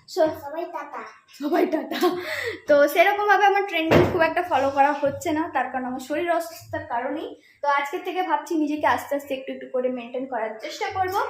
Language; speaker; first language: Bangla; native; Bangla